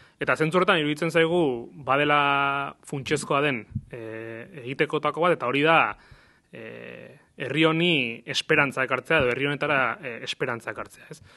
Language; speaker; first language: Basque; native; Basque